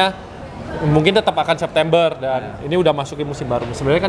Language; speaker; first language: Indonesian; native; Indonesian